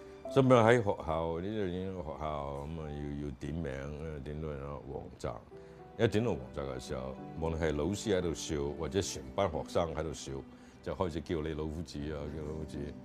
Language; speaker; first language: Chinese; native; Chinese